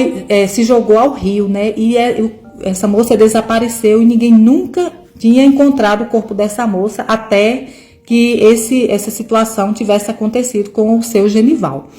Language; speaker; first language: Portuguese; native; Portuguese